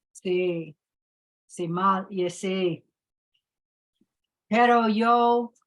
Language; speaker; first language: Spanish; non-native, learner; English